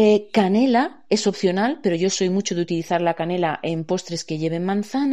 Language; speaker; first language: Spanish; native; Spanish